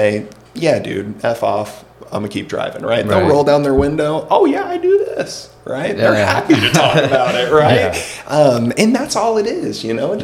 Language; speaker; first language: English; native; English